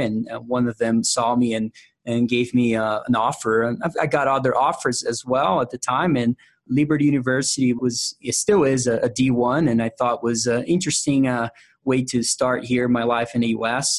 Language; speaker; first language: English; non-native, fluent; Portuguese